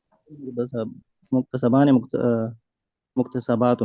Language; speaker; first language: Arabic; non-native, learner; Urdu